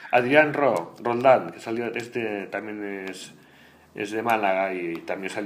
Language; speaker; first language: Spanish; native; Spanish